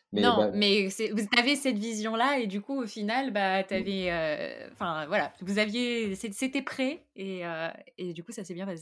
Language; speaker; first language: French; native; French